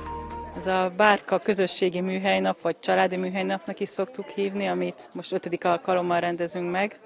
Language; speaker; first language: Hungarian; native; Hungarian